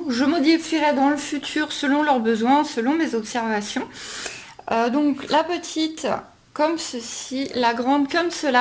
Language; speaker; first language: French; native; French